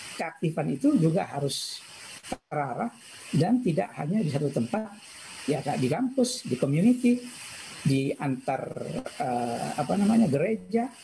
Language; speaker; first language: Indonesian; native; Indonesian